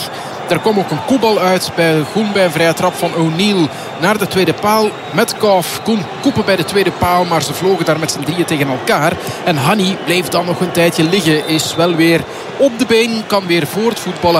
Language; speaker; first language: Dutch; native; Dutch